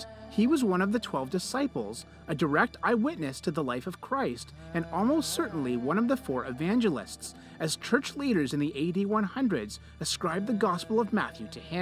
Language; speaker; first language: English; native; English